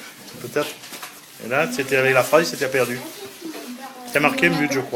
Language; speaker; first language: French; native; French